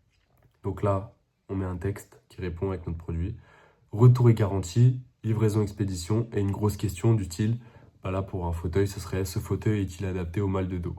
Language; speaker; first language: French; native; French